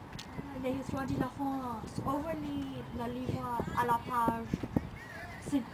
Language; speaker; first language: French; non-native, learner; English